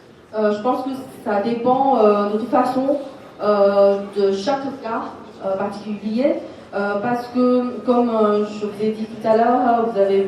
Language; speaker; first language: French; non-native, fluent; Chinese